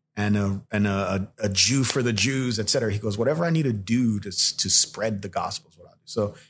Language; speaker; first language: English; early bilingual, other home language; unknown